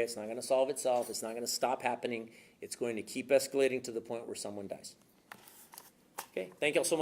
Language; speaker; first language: English; native; English